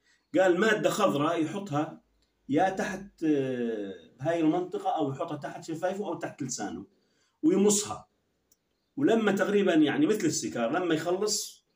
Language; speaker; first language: Arabic; native; Arabic